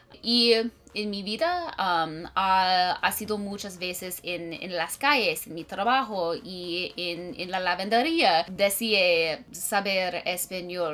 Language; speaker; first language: Spanish; non-native, learner; English